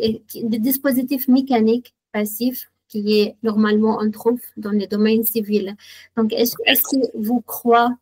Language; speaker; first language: French; non-native, fluent; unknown